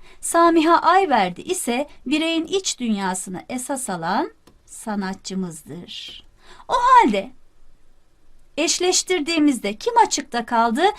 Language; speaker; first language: Turkish; native; Turkish